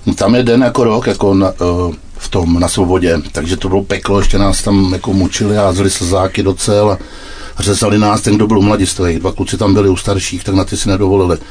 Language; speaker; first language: Czech; native; Czech